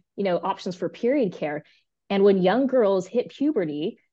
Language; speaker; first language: English; early bilingual, other home language; Spanish